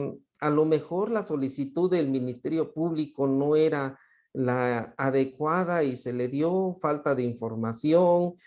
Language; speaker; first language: Spanish; native; Spanish